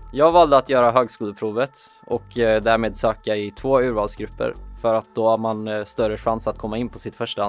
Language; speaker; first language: Swedish; native; Swedish